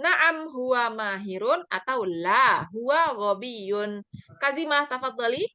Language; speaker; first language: Arabic; non-native, fluent; Indonesian